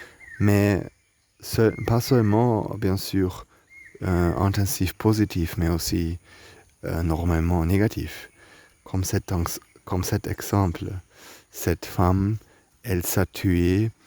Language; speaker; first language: French; non-native, learner; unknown